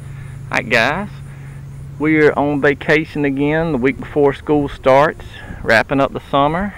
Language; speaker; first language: English; native; English